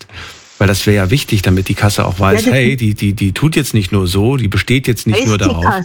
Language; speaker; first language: German; native; German